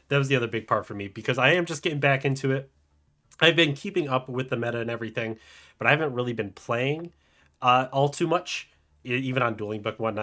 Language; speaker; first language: English; native; English